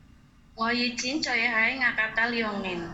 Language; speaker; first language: Cantonese; non-native, learner; Indonesian